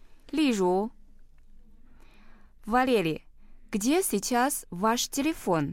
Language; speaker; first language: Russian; non-native, fluent; Chinese